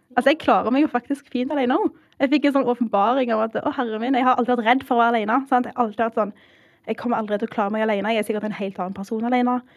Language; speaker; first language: Norwegian; early bilingual, heritage; Norwegian